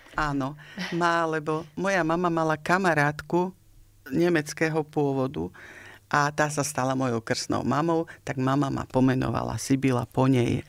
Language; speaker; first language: Slovak; native; Slovak